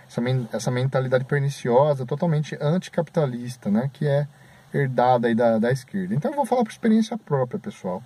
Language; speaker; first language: Portuguese; native; Portuguese